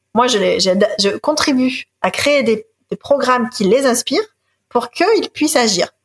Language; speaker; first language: French; native; French